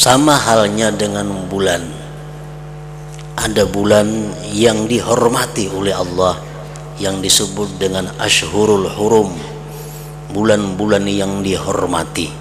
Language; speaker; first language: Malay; non-native, local second language; Banjar